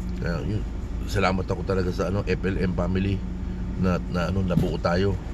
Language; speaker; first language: Filipino; native; Filipino